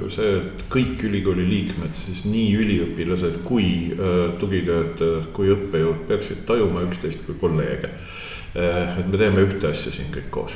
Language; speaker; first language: Estonian; native; Estonian